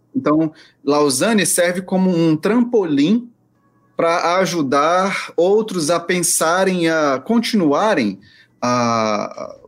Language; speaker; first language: Portuguese; native; Portuguese